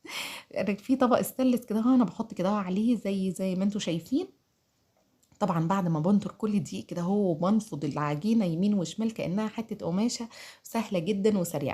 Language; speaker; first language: Arabic; native; Arabic